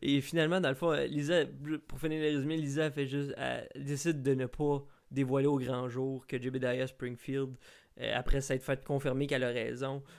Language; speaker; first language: French; native; French